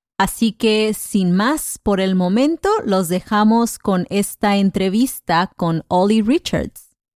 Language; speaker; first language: Spanish; native; Spanish